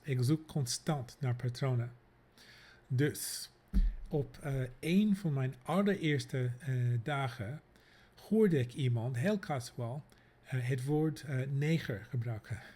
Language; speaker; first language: Dutch; non-native, fluent; English